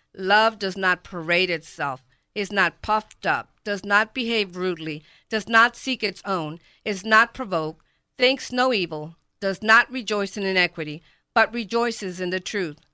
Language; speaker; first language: English; native; English